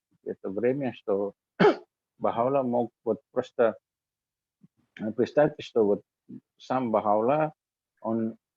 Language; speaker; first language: Russian; non-native, learner; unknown